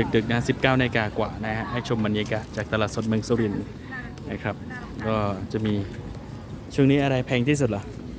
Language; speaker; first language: Thai; native; Thai